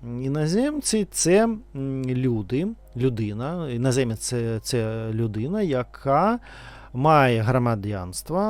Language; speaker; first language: Ukrainian; non-native, learner; Russian